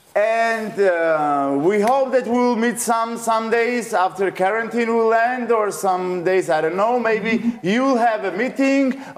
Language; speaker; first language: English; non-native, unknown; Georgian